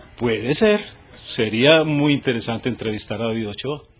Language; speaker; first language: Spanish; native; Spanish